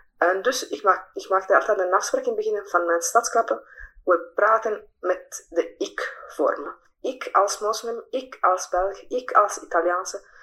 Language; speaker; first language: Dutch; non-native, fluent; Italian